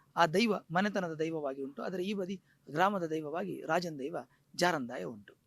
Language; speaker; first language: Kannada; non-native, local second language; Tulu